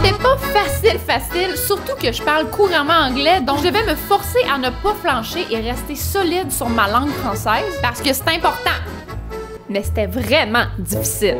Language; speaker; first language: French; native; French